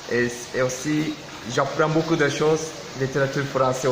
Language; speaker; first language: French; non-native, learner; Turkish